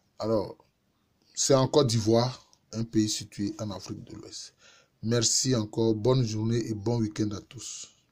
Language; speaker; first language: French; non-native, local second language; Baoulé